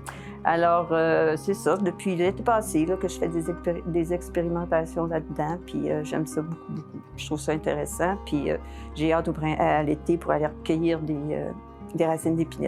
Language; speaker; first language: French; native; French